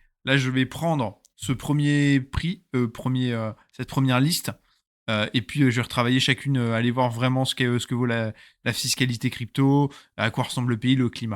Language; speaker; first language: French; native; French